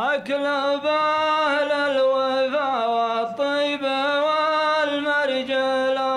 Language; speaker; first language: Arabic; native; Arabic